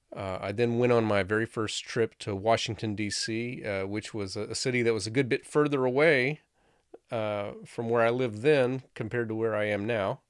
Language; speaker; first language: English; native; English